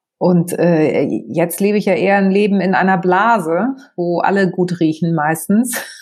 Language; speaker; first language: German; early bilingual, other home language; Greek